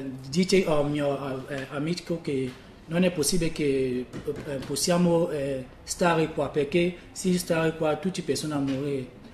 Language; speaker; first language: Italian; non-native, learner; French